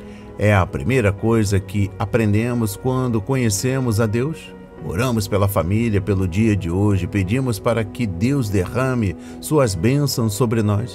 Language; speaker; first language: Portuguese; native; Portuguese